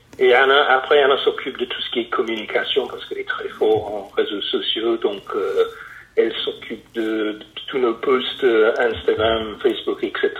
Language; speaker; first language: French; non-native, fluent; English